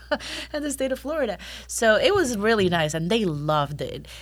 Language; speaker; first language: English; non-native, fluent; Spanish